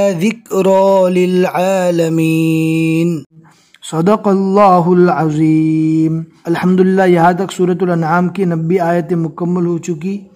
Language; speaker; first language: Urdu; native; Urdu